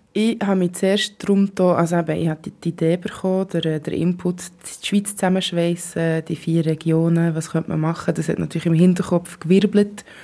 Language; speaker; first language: German; native; German